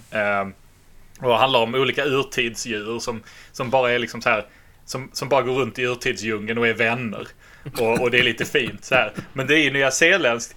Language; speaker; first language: Swedish; native; Swedish